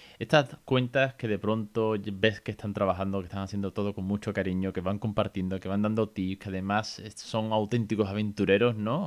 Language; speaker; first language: Spanish; native; Spanish